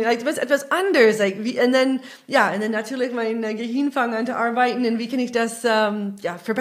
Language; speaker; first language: German; non-native, fluent; English